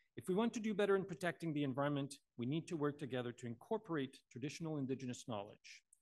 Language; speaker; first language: English; non-native, local second language; French